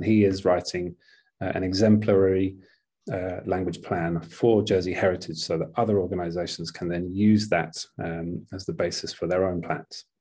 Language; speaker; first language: English; native; English